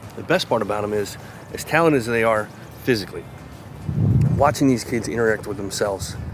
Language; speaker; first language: English; native; English